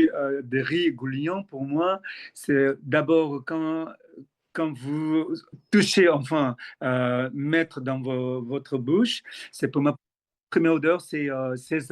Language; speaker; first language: French; non-native, fluent; Korean